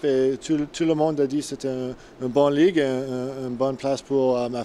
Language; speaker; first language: French; non-native, learner; English